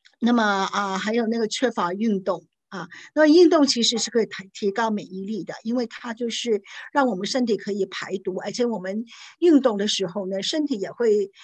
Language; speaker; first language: Chinese; non-native, local second language; Cantonese